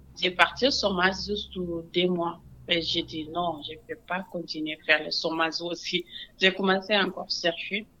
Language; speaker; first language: French; non-native, local second language; Wolof